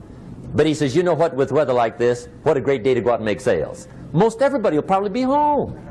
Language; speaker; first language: English; native; English